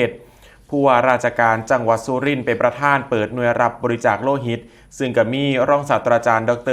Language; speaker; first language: Thai; non-native, local second language; Northeastern Thai